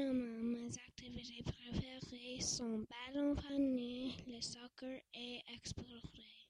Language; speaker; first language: French; non-native, local second language; English